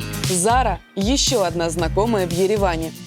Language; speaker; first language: Russian; native; Russian